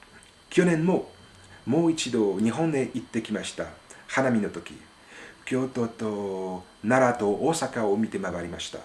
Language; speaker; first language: Japanese; non-native, fluent; French